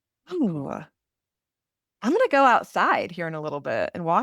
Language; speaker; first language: English; native; English